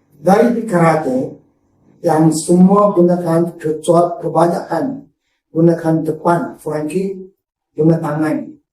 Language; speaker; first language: Malay; non-native, local second language; Chinese